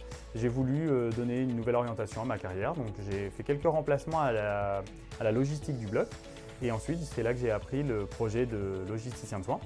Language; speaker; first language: French; native; French